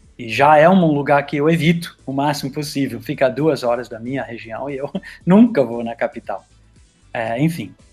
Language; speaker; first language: Portuguese; non-native, fluent; English